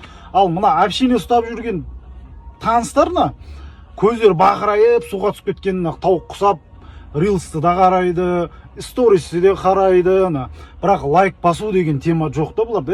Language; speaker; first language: Kazakh; native; Kazakh